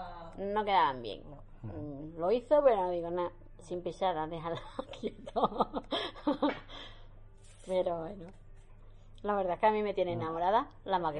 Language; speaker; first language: Spanish; native; Spanish